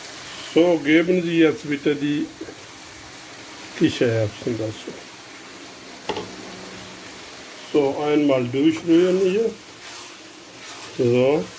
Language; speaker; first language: German; non-native, learner; Urdu